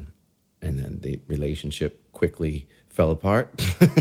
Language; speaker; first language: English; native; English